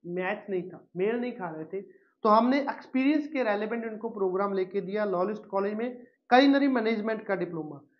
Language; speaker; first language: Hindi; non-native, local second language; Punjabi